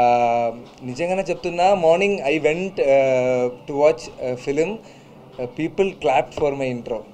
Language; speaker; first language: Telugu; non-native, learner; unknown